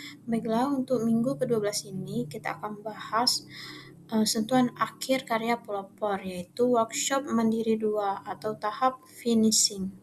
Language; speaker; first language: Indonesian; native; Indonesian